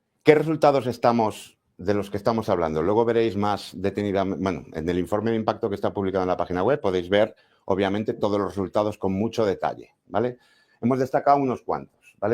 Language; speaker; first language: Spanish; native; Spanish